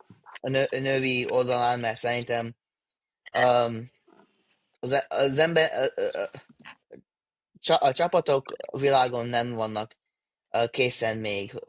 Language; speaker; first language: Hungarian; early bilingual, heritage; English